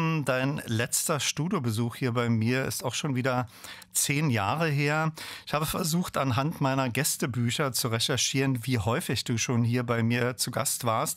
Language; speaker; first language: German; native; German